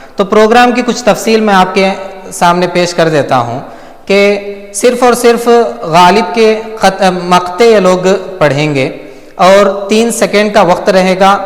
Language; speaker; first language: Urdu; native; Urdu